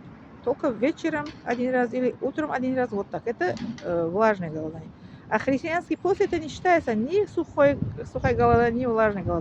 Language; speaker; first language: Russian; non-native, learner; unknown